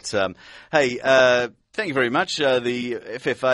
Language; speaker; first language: English; native; English